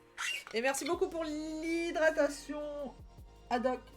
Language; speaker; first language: French; native; French